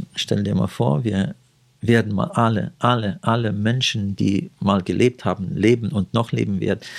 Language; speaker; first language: German; early bilingual, heritage; Russian